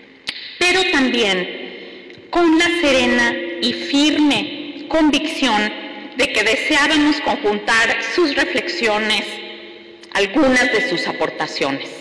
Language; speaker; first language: Spanish; native; Spanish